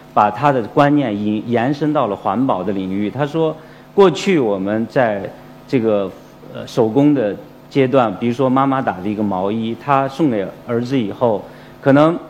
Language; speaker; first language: Chinese; native; Chinese